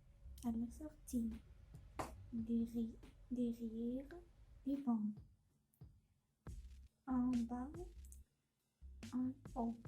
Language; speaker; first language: French; non-native, learner; Russian